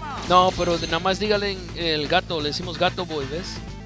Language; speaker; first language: Spanish; early bilingual, heritage; Spanish